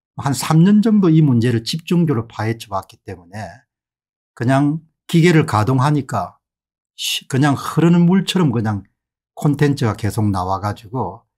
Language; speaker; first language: Korean; native; Korean